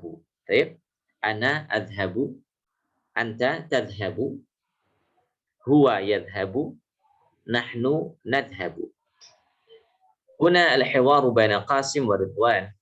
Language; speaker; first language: Arabic; non-native, fluent; Indonesian